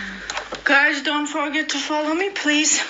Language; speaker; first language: English; non-native, fluent; Persian